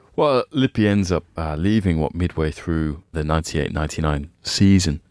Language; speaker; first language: English; native; English